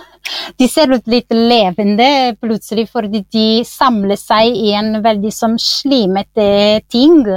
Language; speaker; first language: Norwegian; non-native, fluent; Italian